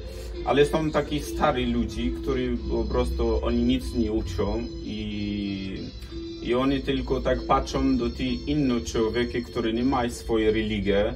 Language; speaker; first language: Polish; non-native, learner; Arabic